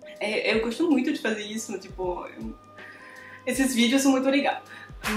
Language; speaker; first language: Portuguese; non-native, fluent; French